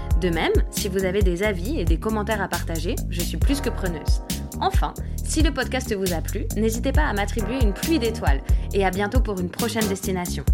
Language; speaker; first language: French; native; French